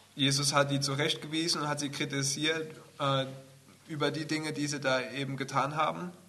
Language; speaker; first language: German; native; German